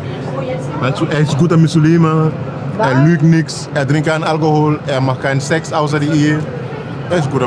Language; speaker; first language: German; non-native, learner; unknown